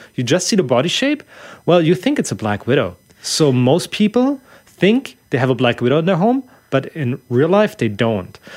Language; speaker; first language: English; non-native, fluent; German